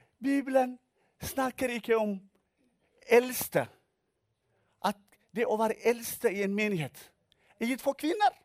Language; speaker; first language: Norwegian; non-native, fluent; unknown